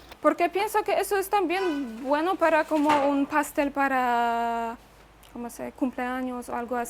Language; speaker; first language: Spanish; non-native, fluent; Polish